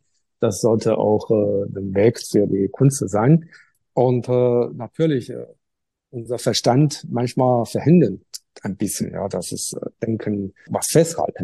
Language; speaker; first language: German; non-native, learner; Chinese